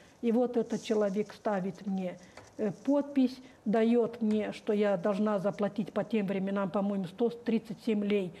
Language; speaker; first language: Russian; non-native, local second language; Romanian